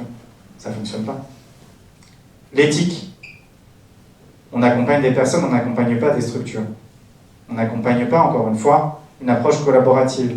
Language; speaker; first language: French; native; French